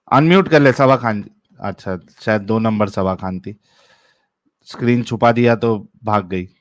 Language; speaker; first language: Hindi; native; Hindi